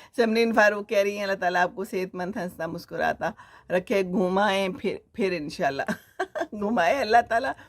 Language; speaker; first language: Urdu; native; Urdu